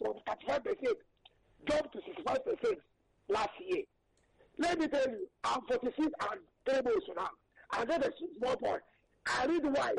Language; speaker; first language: English; non-native, local second language; Yoruba